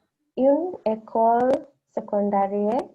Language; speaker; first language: French; non-native, learner; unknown